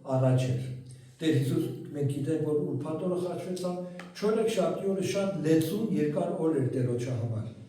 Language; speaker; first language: Armenian; early bilingual, heritage; Armenian